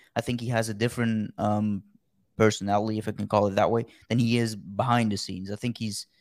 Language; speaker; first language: English; non-native, fluent; Dutch